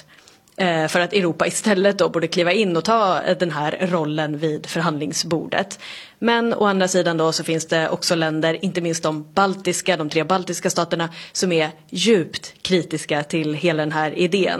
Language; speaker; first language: Swedish; native; Swedish